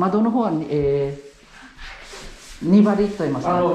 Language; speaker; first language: Japanese; non-native, fluent; French